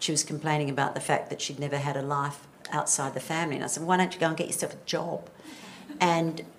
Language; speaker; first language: English; native; English